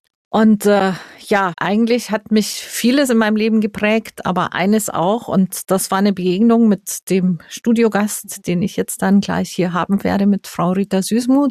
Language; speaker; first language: German; native; German